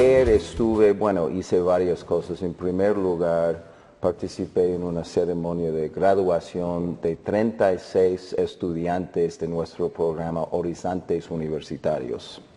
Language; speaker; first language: Spanish; non-native, fluent; English